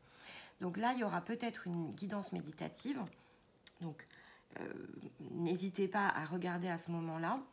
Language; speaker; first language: French; native; French